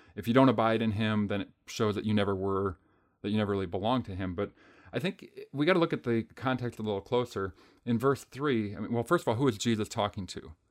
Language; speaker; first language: English; native; English